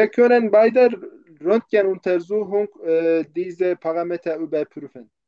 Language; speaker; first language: German; non-native, fluent; Turkish